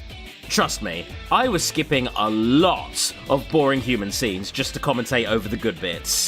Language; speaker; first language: English; native; English